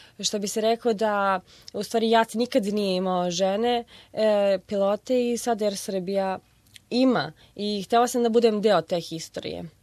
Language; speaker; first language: Serbian; early bilingual, heritage; Serbian